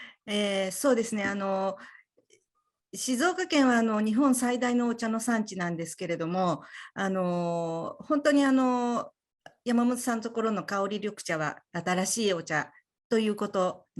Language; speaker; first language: Japanese; native; Japanese